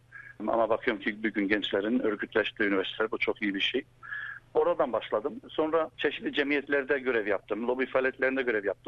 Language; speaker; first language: Turkish; early bilingual, heritage; Turkish